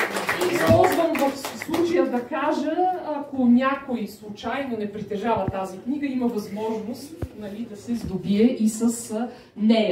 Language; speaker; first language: Bulgarian; native; Bulgarian